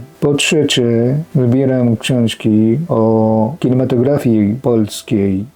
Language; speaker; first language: Polish; non-native, fluent; Japanese